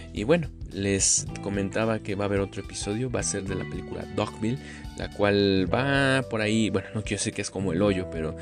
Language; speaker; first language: Spanish; native; Spanish